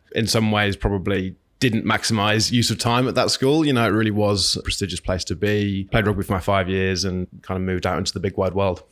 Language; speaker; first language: English; native; English